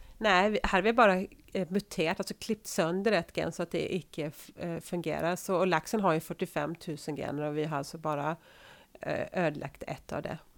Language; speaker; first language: Swedish; native; Swedish